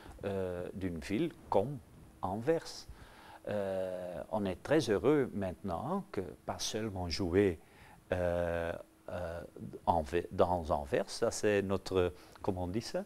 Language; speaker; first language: French; non-native, local second language; Dutch